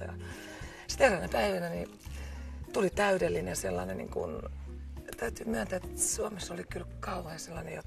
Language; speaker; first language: Finnish; native; Finnish